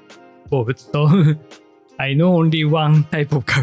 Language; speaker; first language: English; non-native, learner; Japanese